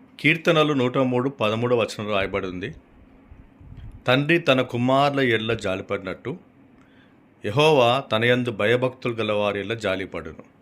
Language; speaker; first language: Telugu; native; Telugu